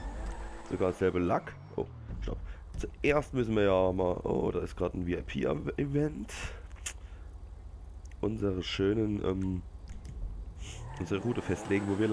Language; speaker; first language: German; native; German